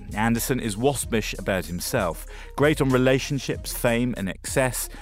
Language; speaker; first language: English; native; English